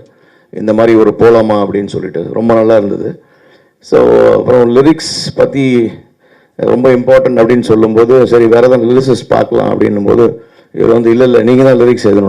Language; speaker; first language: Tamil; native; Tamil